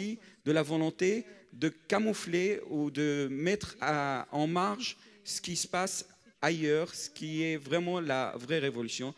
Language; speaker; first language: French; non-native, fluent; Arabic